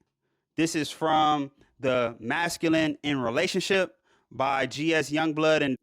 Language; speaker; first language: English; native; English